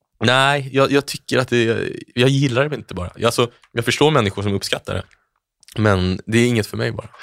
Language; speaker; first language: Swedish; native; Swedish